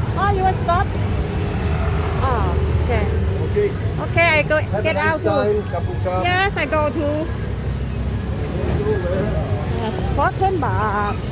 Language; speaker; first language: English; non-native, learner; Thai